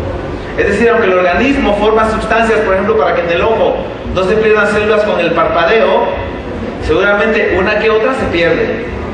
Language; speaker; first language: Spanish; native; Spanish